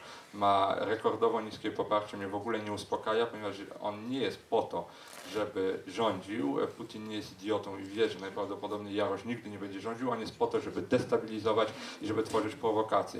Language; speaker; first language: Polish; native; Polish